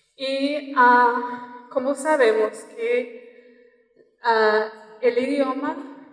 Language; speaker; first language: Spanish; non-native, fluent; English